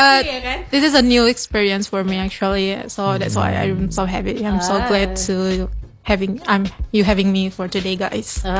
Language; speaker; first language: English; non-native, learner; Indonesian